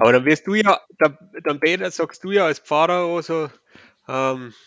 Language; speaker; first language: German; native; German